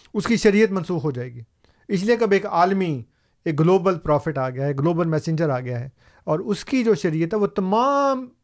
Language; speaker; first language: Urdu; native; Urdu